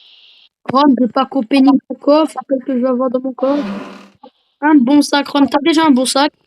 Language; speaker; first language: French; native; French